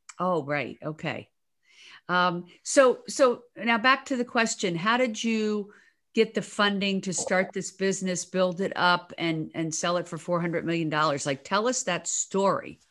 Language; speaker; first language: English; native; English